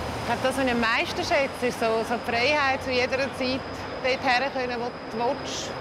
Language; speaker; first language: German; early bilingual, heritage; German